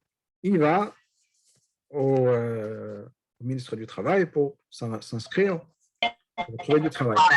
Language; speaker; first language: French; native; French